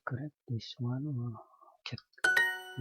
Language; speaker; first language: English; non-native, fluent; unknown